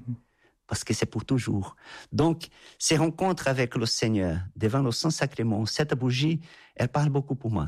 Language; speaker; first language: French; non-native, fluent; Portuguese